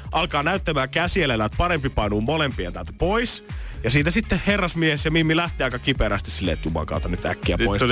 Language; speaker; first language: Finnish; native; Finnish